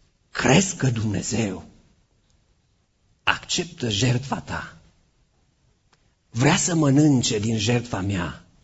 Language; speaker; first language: Romanian; native; Romanian